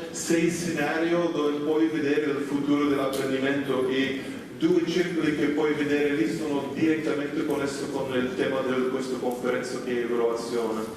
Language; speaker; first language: Italian; non-native, fluent; Dutch